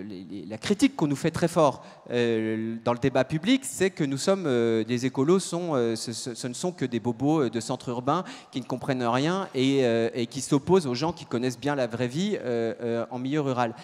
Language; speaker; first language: French; native; French